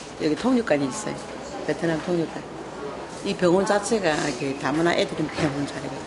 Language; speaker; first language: Korean; native; Korean